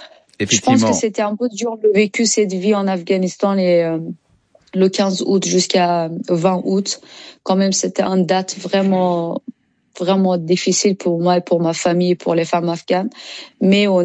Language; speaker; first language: French; non-native, learner; Persian